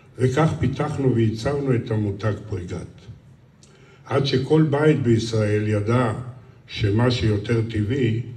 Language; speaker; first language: Hebrew; early bilingual, other home language; Romanian